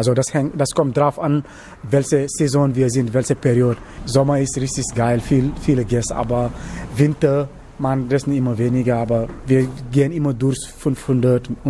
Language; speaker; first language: German; non-native, learner; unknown